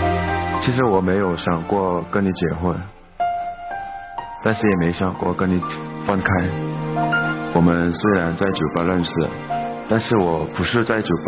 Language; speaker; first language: Chinese; non-native, fluent; Korean